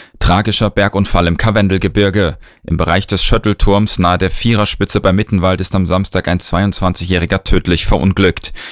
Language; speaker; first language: German; native; German